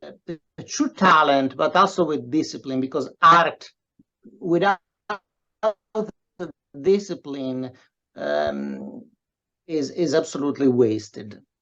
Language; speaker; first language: English; non-native, fluent; Italian